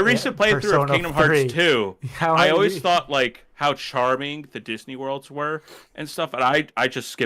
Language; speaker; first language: English; native; English